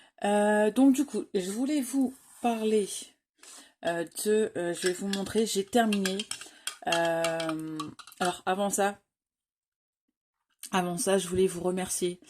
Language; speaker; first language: French; native; French